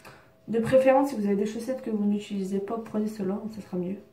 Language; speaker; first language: French; native; French